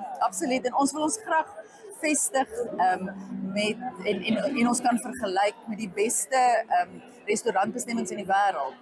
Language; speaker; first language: Afrikaans; native; Afrikaans